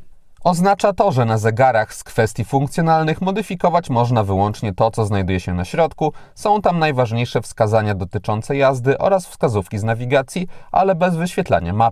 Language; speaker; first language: Polish; native; Polish